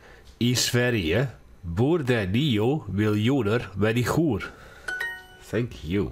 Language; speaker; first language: Swedish; non-native, learner; English